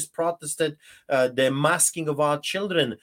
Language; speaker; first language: English; non-native, fluent; Polish